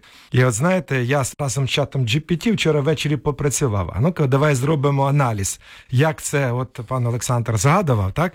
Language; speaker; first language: Ukrainian; native; Ukrainian